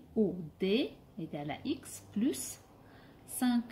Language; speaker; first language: French; non-native, local second language; Arabic